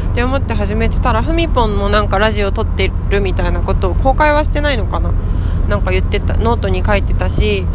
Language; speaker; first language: Japanese; native; Japanese